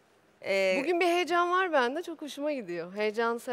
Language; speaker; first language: Turkish; native; Turkish